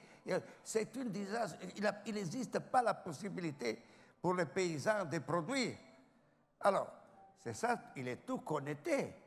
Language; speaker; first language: French; non-native, learner; Italian